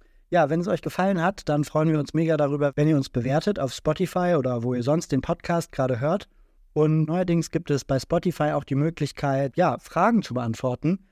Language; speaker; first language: German; native; German